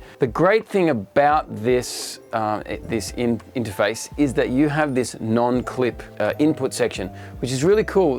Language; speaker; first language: English; native; English